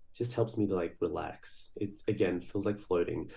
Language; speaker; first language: English; early bilingual, other home language; Portuguese